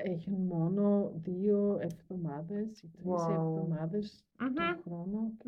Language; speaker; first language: Greek; non-native, learner; German